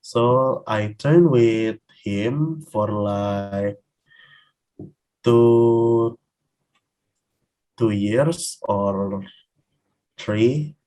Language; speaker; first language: English; non-native, learner; Indonesian